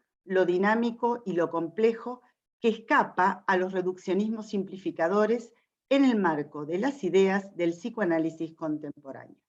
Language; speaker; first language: Spanish; native; Spanish